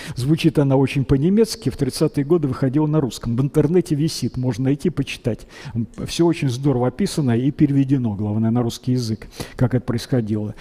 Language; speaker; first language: Russian; native; Russian